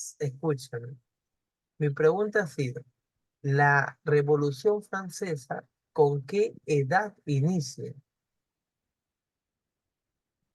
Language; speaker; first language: Spanish; native; Spanish